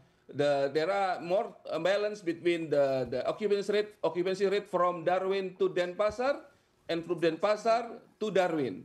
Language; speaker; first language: English; non-native, fluent; Indonesian